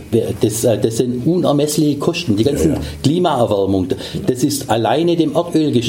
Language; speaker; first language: German; native; German